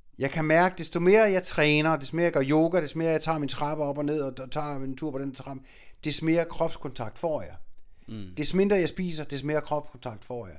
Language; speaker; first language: Danish; native; Danish